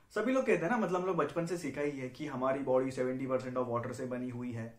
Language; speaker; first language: Hindi; non-native, local second language; Marathi